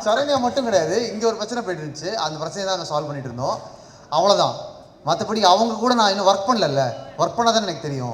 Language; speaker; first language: Tamil; native; Tamil